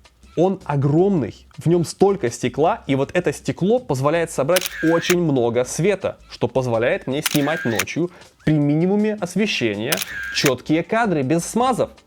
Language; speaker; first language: Russian; native; Russian